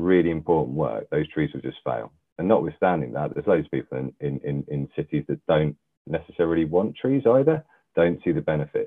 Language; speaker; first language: English; native; English